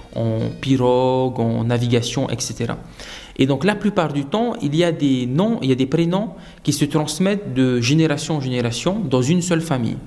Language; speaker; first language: French; native; French